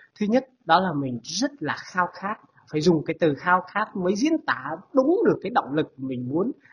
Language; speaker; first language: Vietnamese; non-native, local second language; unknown